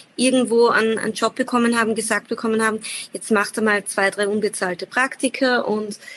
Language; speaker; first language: German; native; German